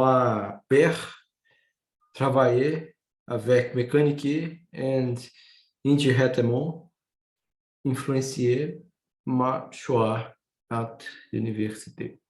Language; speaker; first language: French; non-native, learner; Portuguese